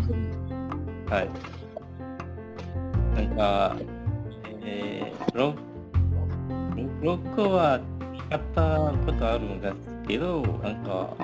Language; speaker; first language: Japanese; non-native, learner; Malay